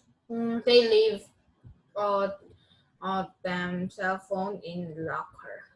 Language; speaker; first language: English; non-native, learner; Korean